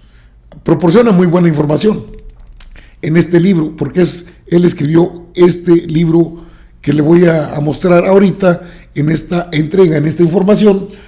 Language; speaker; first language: Spanish; native; Spanish